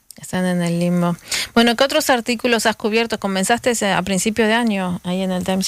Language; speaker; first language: Spanish; native; Spanish